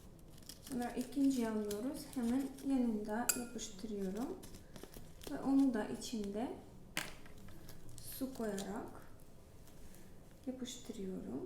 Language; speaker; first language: Turkish; non-native, learner; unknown